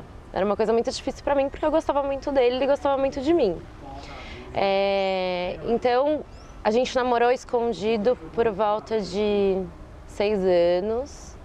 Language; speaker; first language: Portuguese; early bilingual, other home language; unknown